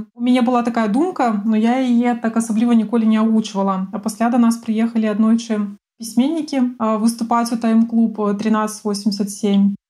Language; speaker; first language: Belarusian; non-native, local second language; Russian